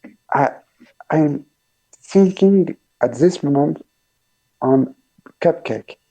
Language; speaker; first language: English; non-native, learner; French